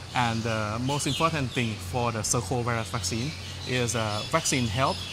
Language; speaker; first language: English; non-native, fluent; Thai